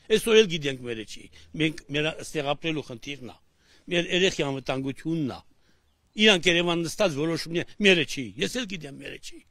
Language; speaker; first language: Armenian; native; Armenian